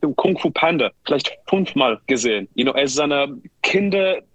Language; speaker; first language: German; non-native, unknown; English